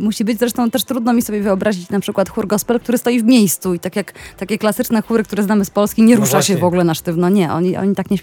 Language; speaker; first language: Polish; native; Polish